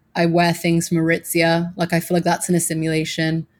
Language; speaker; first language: English; native; English